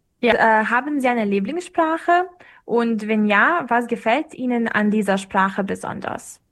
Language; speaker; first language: German; non-native, fluent; Serbian